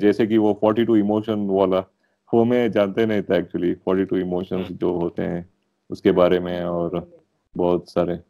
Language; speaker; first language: Hindi; non-native, local second language; Telugu